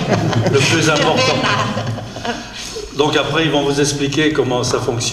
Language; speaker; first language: French; native; French